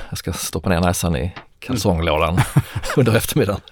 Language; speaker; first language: Swedish; native; Swedish